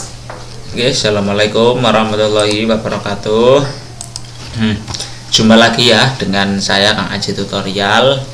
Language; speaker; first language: Indonesian; non-native, local second language; Javanese